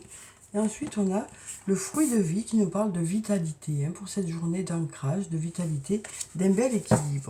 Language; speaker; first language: French; native; French